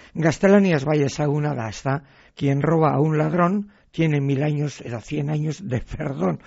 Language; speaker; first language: Spanish; non-native, local second language; Basque